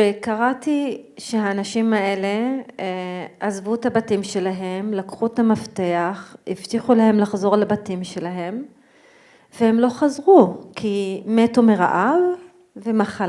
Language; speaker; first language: Hebrew; non-native, local second language; Arabic